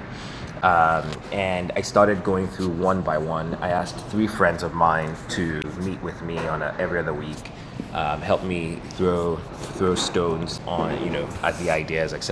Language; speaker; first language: English; non-native, local second language; Yoruba